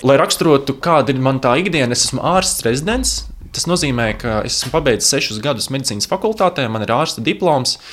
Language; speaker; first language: Latvian; non-native, local second language; Russian